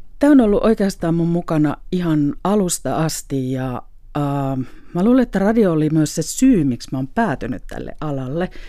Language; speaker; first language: Finnish; native; Finnish